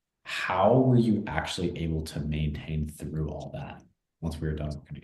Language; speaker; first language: English; native; English